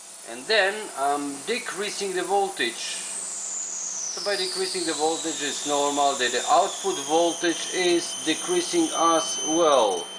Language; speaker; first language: English; non-native, fluent; Polish